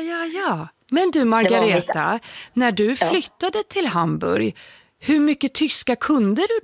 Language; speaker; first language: Swedish; native; Swedish